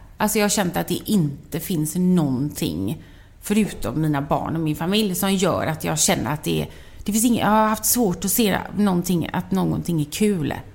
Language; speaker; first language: Swedish; native; Swedish